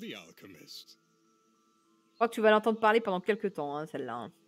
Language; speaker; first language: French; native; French